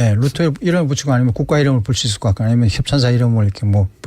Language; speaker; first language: Korean; native; Korean